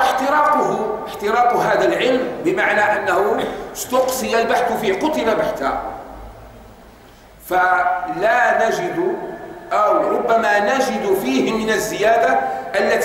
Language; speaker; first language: Arabic; native; Arabic